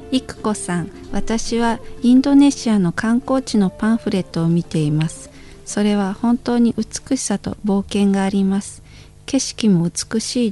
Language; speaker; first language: Japanese; non-native, fluent; Indonesian